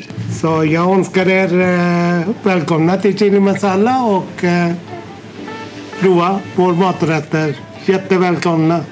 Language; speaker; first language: Swedish; non-native, fluent; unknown